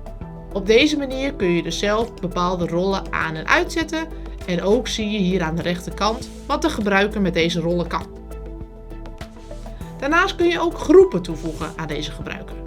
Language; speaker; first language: Dutch; native; Dutch